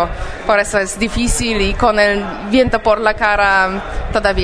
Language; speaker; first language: Spanish; non-native, fluent; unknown